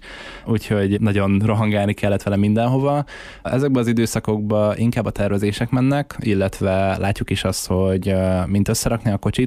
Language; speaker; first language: Hungarian; native; Hungarian